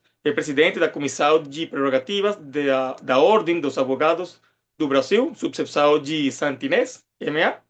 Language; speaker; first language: Portuguese; non-native, fluent; Spanish